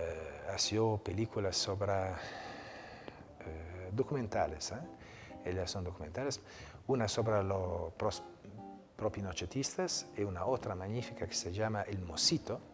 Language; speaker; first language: Spanish; non-native, fluent; Italian